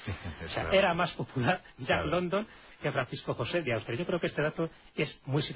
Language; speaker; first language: Spanish; native; Spanish